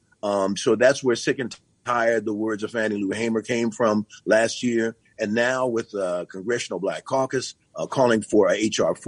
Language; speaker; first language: English; native; English